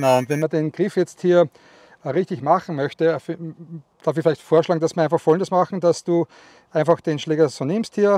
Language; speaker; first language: German; native; German